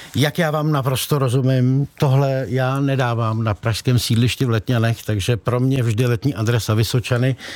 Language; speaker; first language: Czech; native; Czech